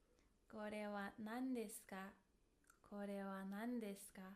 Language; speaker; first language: Japanese; non-native, fluent; English